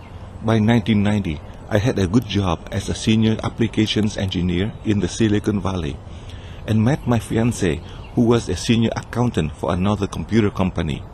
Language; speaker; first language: English; non-native, fluent; Vietnamese